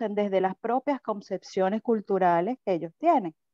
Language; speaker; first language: Spanish; native; Spanish